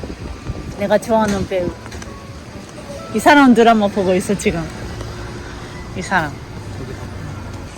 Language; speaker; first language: Korean; non-native, fluent; Japanese